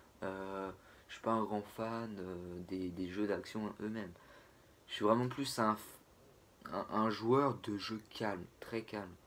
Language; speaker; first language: French; native; French